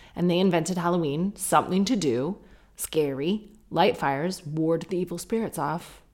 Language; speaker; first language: English; native; English